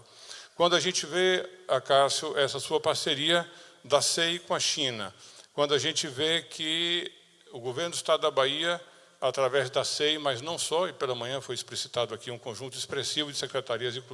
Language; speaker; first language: Portuguese; native; Portuguese